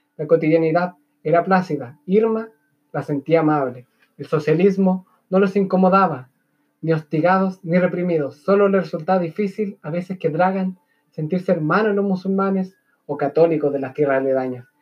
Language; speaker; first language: Spanish; native; Spanish